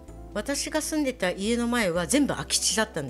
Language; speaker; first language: Japanese; native; Japanese